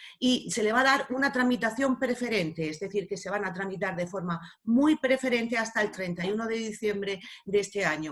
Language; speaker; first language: Spanish; native; Spanish